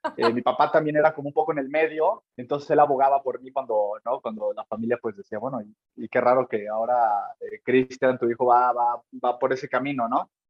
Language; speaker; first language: Spanish; native; Spanish